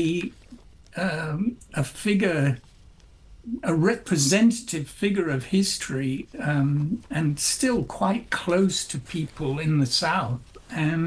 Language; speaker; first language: English; native; English